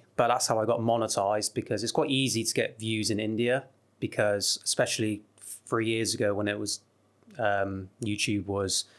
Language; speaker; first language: English; native; English